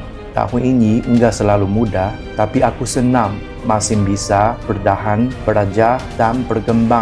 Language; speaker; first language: Indonesian; non-native, learner; Chinese